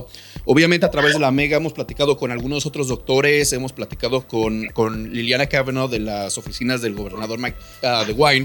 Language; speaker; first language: Spanish; native; Spanish